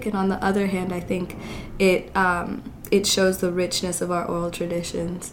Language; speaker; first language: English; native; English